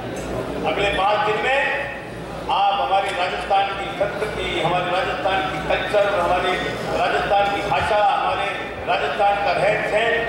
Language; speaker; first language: Hindi; native; Hindi